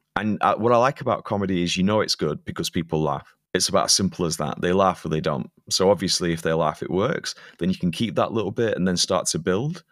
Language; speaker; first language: English; native; English